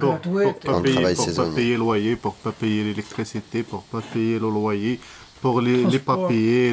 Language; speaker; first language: French; non-native, learner; Arabic